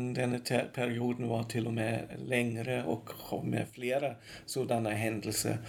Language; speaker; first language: Swedish; non-native, fluent; German